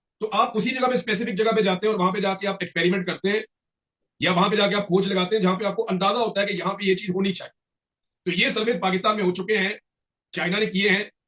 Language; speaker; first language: Urdu; non-native, local second language; Punjabi